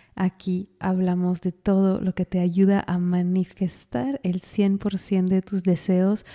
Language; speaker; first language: Spanish; non-native, fluent; French